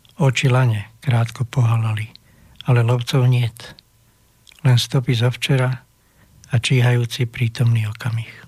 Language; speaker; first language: Slovak; native; Slovak